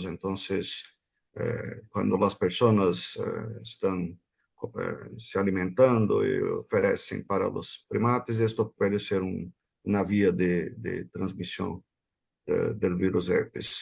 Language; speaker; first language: Spanish; non-native, fluent; Portuguese